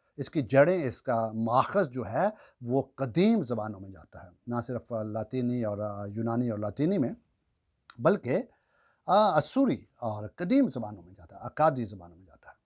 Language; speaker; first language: Urdu; non-native, local second language; Punjabi